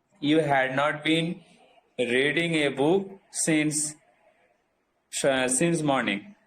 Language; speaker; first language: English; non-native, local second language; Bangla